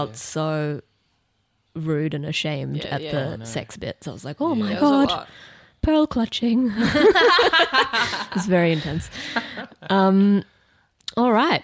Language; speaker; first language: English; native; English